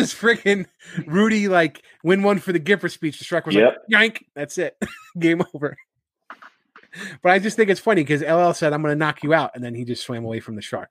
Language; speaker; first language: English; native; English